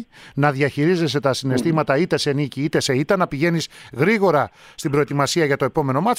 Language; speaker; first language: Greek; native; Greek